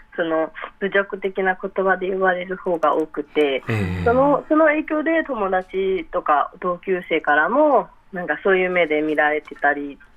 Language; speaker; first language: Japanese; early bilingual, other home language; Rohingya